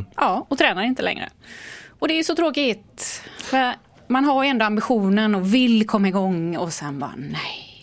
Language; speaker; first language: Swedish; native; Swedish